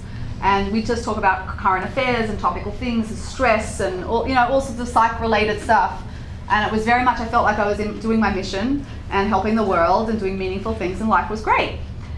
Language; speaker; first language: English; native; English